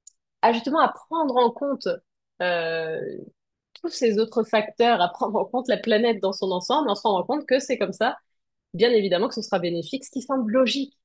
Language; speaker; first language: French; native; French